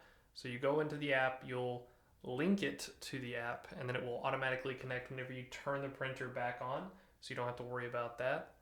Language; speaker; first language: English; native; English